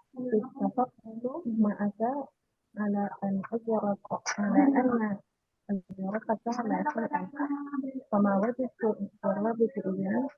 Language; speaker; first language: Arabic; non-native, learner; Indonesian